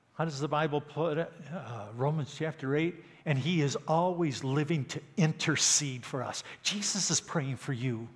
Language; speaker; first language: English; native; English